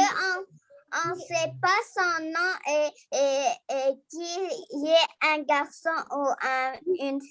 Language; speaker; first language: French; non-native, learner; Arabic